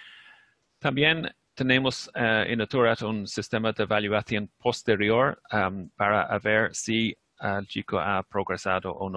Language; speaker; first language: Spanish; non-native, fluent; English